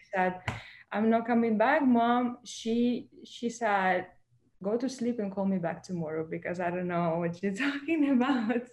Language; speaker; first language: English; non-native, fluent; Russian